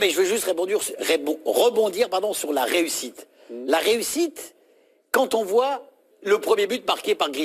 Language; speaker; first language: French; native; French